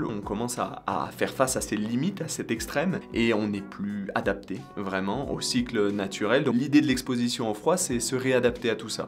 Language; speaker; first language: French; native; French